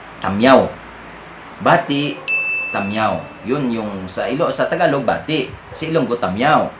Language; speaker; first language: Filipino; non-native, local second language; Hiligaynon